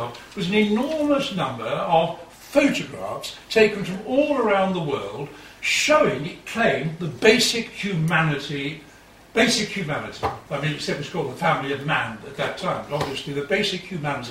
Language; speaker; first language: English; native; English